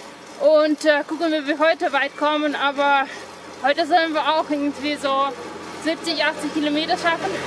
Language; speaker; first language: German; non-native, fluent; Russian